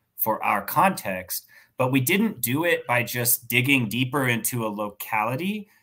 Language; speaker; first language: English; native; English